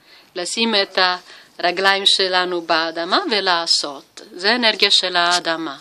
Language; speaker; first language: Hebrew; non-native, learner; Italian